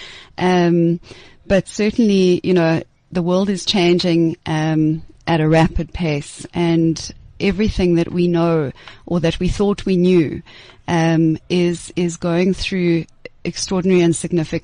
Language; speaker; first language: English; native; English